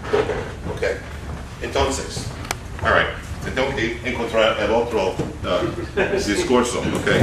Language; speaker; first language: Spanish; non-native, fluent; English